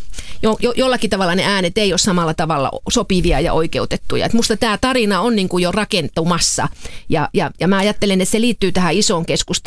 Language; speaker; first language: Finnish; native; Finnish